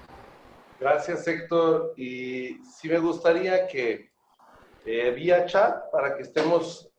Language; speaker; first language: Spanish; native; Spanish